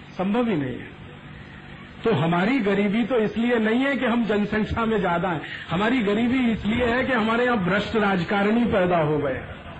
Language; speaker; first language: Hindi; native; Hindi